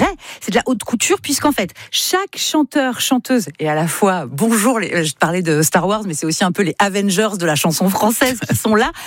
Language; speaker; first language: French; native; French